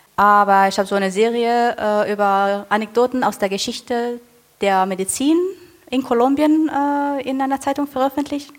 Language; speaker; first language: German; non-native, fluent; Italian